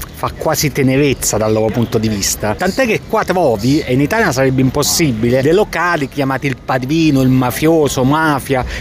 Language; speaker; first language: Italian; native; Italian